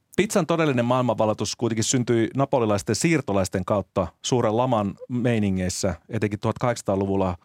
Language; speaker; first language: Finnish; native; Finnish